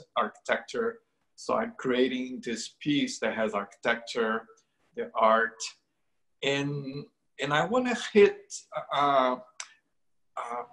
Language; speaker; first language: English; non-native, fluent; Portuguese